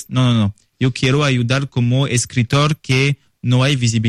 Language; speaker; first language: Spanish; non-native, learner; French